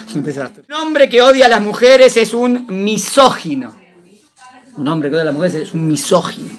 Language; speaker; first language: Spanish; native; Spanish